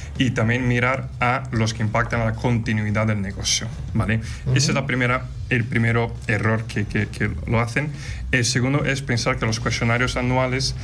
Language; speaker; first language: Spanish; non-native, fluent; Portuguese